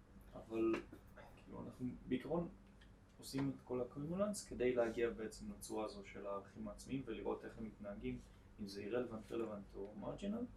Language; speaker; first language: Hebrew; native; Hebrew